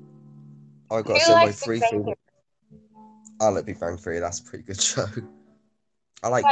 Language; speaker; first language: English; native; English